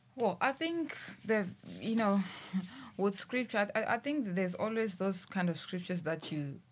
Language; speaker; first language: English; non-native, local second language; Venda